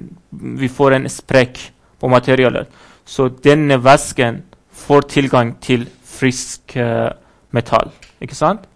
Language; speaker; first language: Norwegian; non-native, fluent; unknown